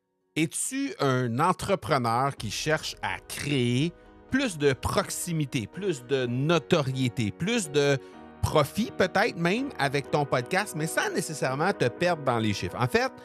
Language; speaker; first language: French; native; French